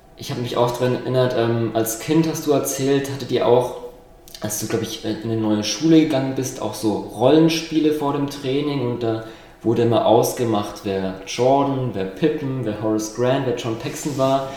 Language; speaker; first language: German; native; German